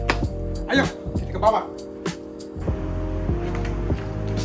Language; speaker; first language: Indonesian; early bilingual, heritage; Dutch